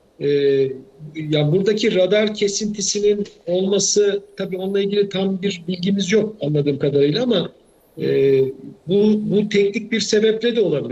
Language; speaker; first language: Turkish; native; Turkish